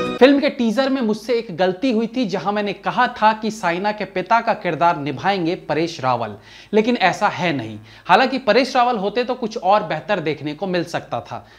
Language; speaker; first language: Hindi; native; Hindi